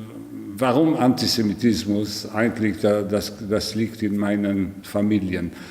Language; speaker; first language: German; non-native, learner; French